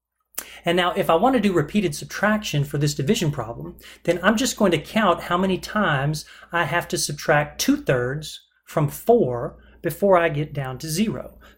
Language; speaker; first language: English; native; English